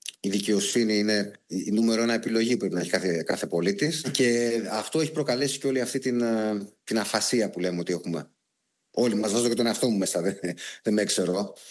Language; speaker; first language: Greek; native; Greek